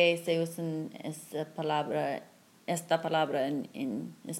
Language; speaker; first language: Spanish; non-native, fluent; English